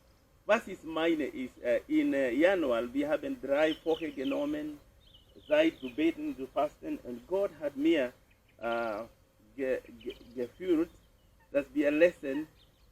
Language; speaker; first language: German; non-native, fluent; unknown